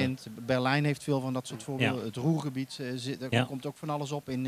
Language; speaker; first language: Dutch; native; Dutch